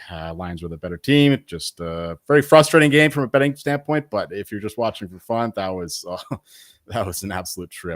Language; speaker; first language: English; native; English